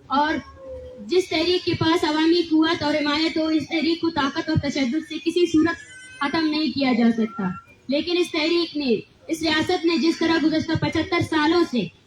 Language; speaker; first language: Urdu; non-native, local second language; Baluchi